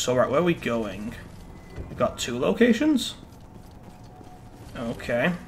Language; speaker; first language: English; native; English